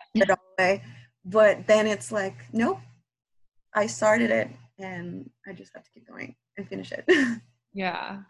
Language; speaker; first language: English; non-native, fluent; Spanish